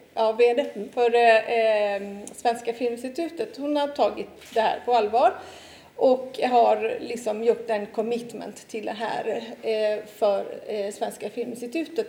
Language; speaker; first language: Swedish; non-native, fluent; Italian